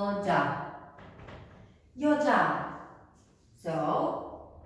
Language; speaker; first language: Korean; non-native, fluent; Albanian